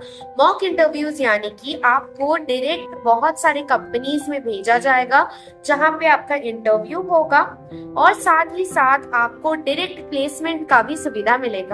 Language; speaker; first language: Hindi; non-native, local second language; Bangla